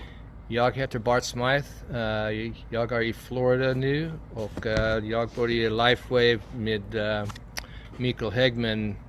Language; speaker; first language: Swedish; non-native, learner; English